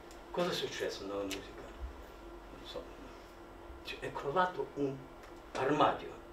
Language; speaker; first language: Italian; non-native, fluent; Russian